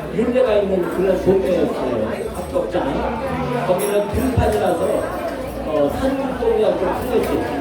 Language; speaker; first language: Korean; native; Korean